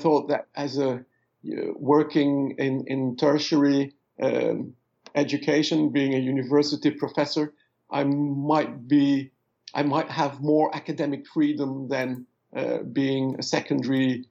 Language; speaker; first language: English; non-native, fluent; French